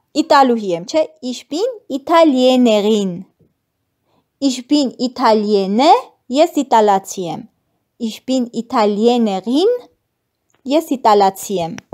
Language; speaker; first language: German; non-native, fluent; Armenian